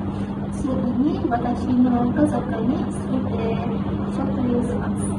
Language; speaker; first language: Japanese; non-native, learner; Malay